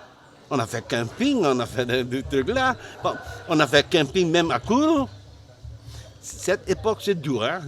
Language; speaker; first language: French; non-native, learner; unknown